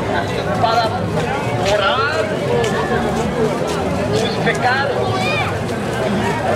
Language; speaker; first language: Spanish; non-native, learner; English